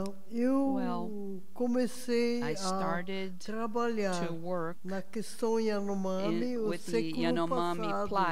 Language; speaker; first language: Portuguese; non-native, fluent; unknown